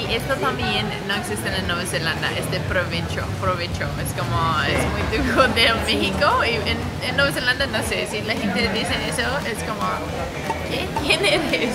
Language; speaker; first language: Spanish; non-native, learner; English